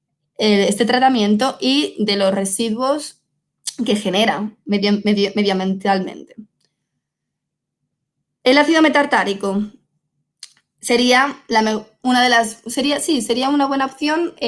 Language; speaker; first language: Spanish; native; Spanish